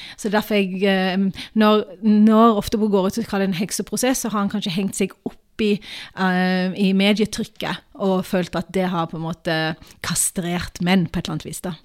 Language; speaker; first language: Norwegian; early bilingual, other home language; Urdu